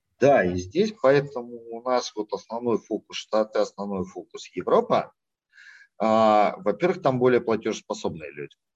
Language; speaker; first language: Russian; native; Russian